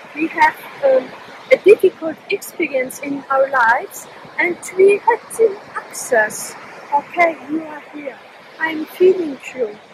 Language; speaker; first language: English; non-native, fluent; Polish